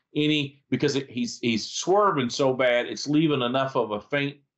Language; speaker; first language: English; native; English